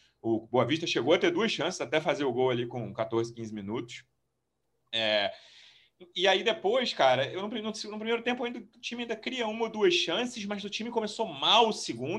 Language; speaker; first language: Portuguese; native; Portuguese